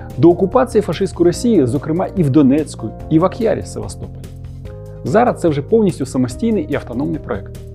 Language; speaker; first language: Ukrainian; native; Ukrainian